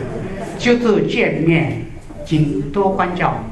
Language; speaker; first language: Chinese; non-native, learner; Japanese